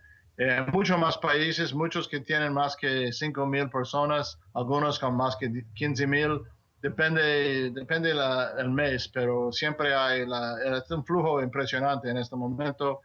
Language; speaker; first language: Spanish; non-native, fluent; English